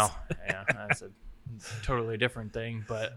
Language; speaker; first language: English; native; English